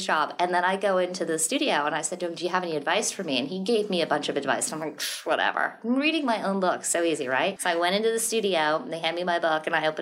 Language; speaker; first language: English; native; English